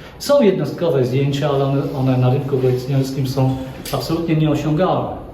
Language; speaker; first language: Polish; native; Polish